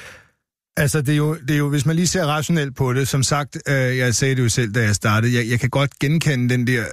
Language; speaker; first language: Danish; native; Danish